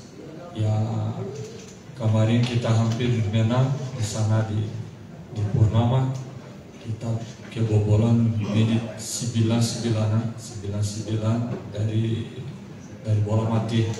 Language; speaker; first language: Indonesian; non-native, learner; Portuguese